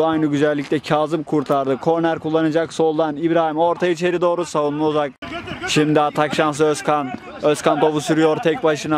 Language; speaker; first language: Turkish; native; Turkish